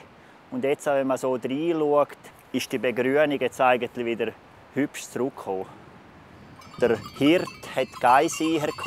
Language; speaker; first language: German; native; German